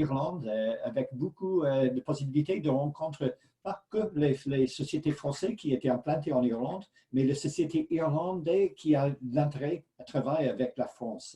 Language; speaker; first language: French; non-native, fluent; English